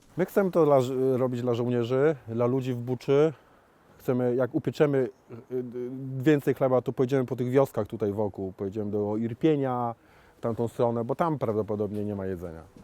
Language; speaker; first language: Polish; native; Polish